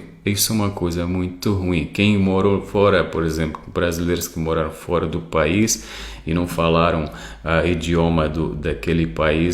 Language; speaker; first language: Portuguese; non-native, fluent; Arabic